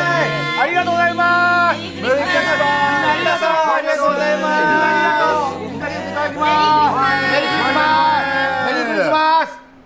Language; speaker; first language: Japanese; native; Japanese